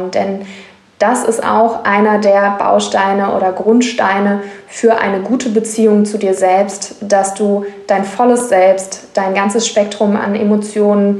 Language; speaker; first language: German; native; German